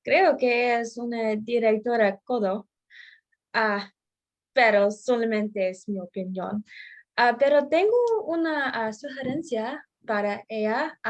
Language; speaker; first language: Spanish; non-native, learner; English